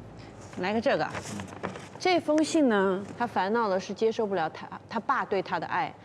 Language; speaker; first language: Chinese; native; Chinese